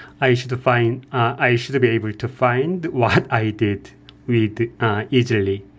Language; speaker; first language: English; non-native, learner; Korean